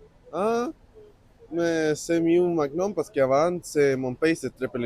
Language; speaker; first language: French; non-native, learner; Spanish